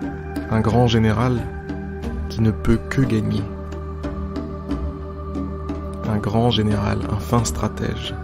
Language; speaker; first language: French; native; French